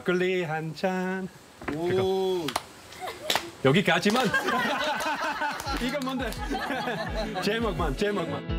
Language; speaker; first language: Korean; non-native, learner; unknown